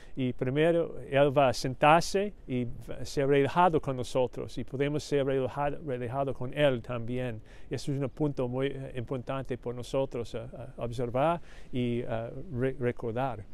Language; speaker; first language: Spanish; non-native, learner; English